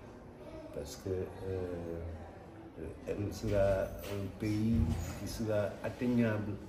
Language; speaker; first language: French; non-native, local second language; Wolof